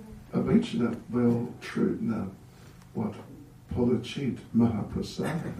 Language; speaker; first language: Russian; non-native, learner; English